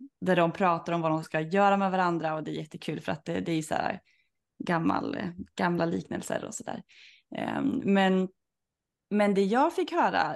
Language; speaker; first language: Swedish; native; Swedish